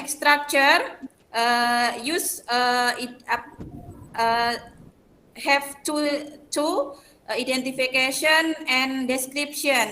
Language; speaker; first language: English; non-native, learner; Indonesian